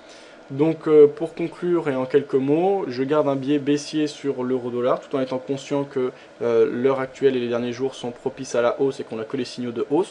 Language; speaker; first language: French; native; French